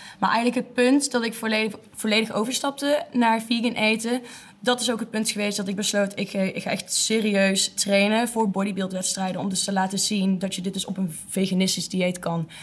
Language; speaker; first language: Dutch; native; Dutch